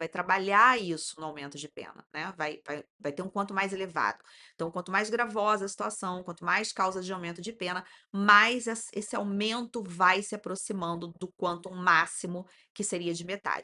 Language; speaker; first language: Portuguese; native; Portuguese